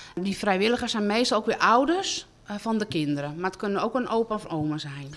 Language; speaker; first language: Dutch; native; Dutch